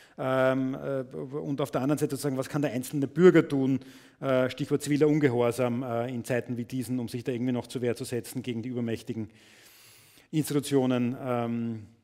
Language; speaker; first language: German; native; German